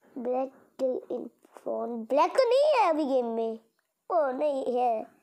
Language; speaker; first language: Hindi; non-native, local second language; Bangla